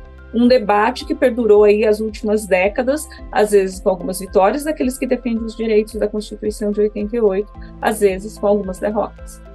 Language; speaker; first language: Portuguese; native; Portuguese